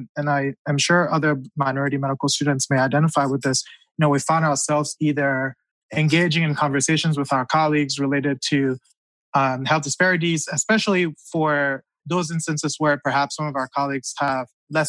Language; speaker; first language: English; non-native, local second language; French